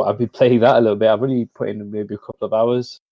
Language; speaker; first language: English; native; English